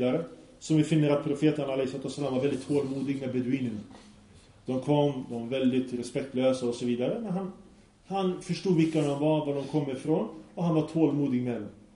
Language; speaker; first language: Swedish; early bilingual, other home language; Arabic